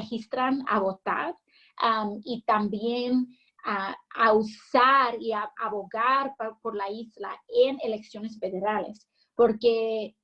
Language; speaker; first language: Spanish; early bilingual, heritage; English